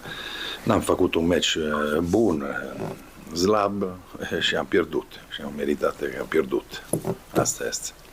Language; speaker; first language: Romanian; non-native, fluent; Italian